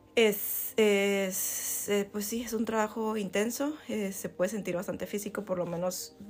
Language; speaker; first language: Spanish; native; Spanish